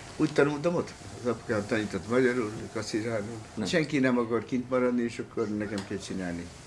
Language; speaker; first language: Hungarian; early bilingual, heritage; Hungarian